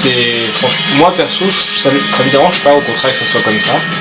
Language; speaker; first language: French; native; French